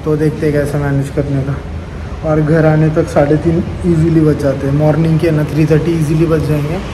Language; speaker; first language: Hindi; non-native, local second language; Marathi